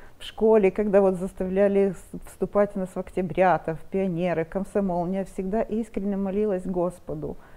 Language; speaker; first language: Russian; non-native, local second language; Romanian